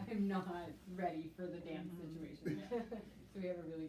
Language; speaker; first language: English; native; English